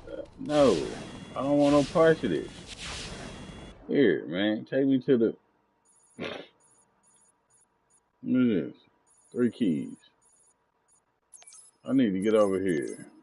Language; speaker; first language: English; native; English